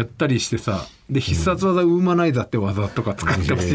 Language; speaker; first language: Japanese; native; Japanese